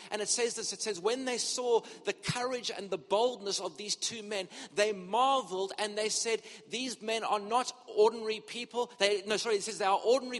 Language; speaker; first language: English; native; English